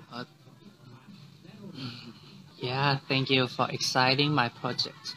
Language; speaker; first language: English; non-native, learner; Thai